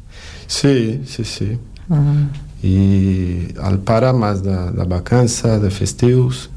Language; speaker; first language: Catalan; non-native, fluent; Portuguese